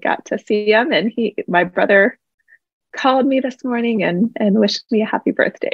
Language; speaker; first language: English; native; English